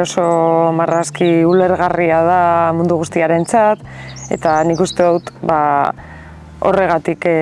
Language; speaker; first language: Basque; non-native, local second language; Spanish